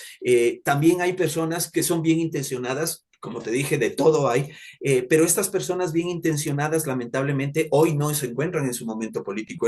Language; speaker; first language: Spanish; native; Spanish